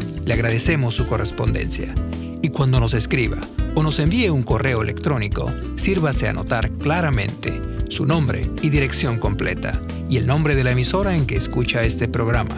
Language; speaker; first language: Spanish; native; Spanish